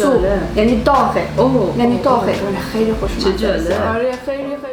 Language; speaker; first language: Persian; non-native, learner; Chinese